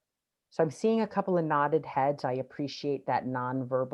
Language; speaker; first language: English; native; English